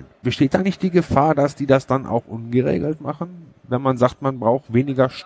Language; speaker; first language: German; native; German